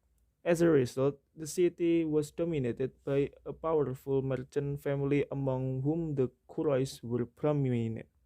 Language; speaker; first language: English; non-native, learner; Indonesian